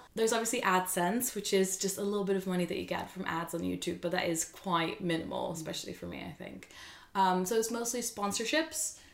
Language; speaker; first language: English; non-native, fluent; Dutch